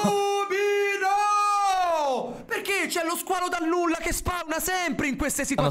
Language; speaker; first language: Italian; native; Italian